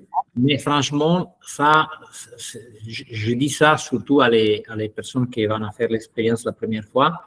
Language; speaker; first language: French; non-native, fluent; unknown